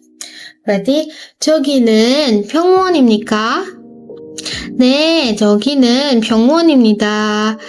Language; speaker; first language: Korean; non-native, fluent; Indonesian